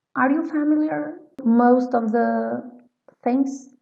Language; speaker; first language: English; non-native, fluent; Albanian